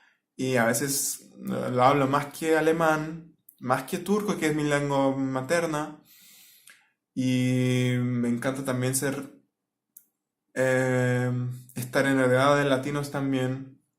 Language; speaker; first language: Spanish; non-native, fluent; Turkish